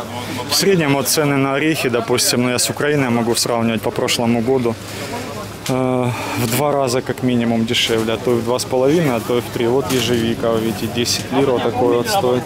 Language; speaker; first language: Russian; native; Russian